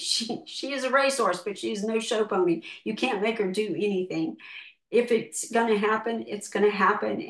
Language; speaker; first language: English; native; English